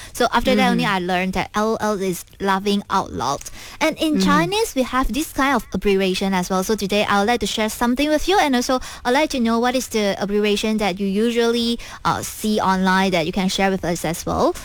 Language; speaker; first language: English; non-native, local second language; Chinese